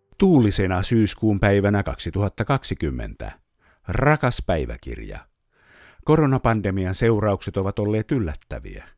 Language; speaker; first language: Finnish; native; Finnish